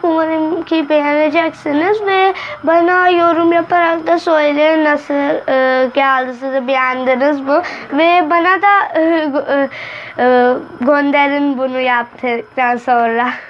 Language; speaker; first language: Turkish; non-native, learner; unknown